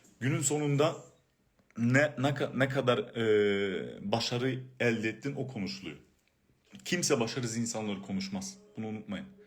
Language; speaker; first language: Turkish; early bilingual, heritage; Turkish